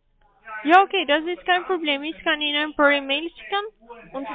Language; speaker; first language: German; non-native, learner; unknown